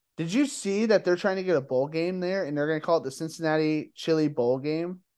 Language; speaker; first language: English; native; English